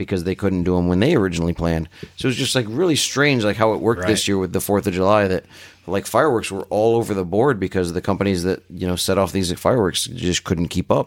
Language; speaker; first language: English; native; English